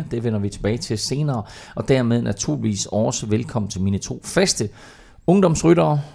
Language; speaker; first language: Danish; native; Danish